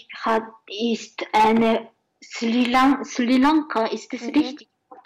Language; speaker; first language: German; non-native, learner; Japanese